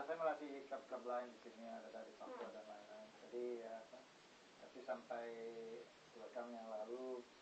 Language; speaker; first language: Indonesian; non-native, fluent; English